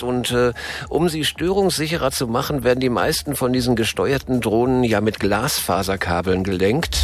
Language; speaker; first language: German; native; German